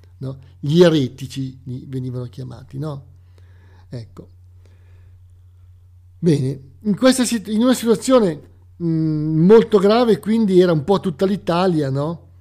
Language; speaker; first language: Italian; native; Italian